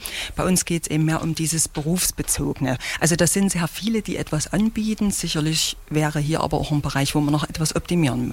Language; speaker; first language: German; native; German